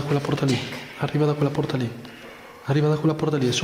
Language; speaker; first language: Italian; native; Italian